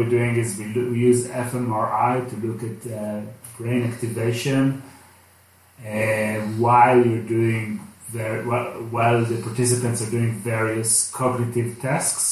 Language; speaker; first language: English; non-native, fluent; Hebrew